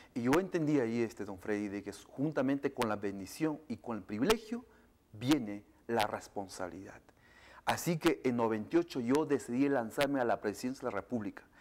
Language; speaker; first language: Spanish; non-native, local second language; Shipibo-Conibo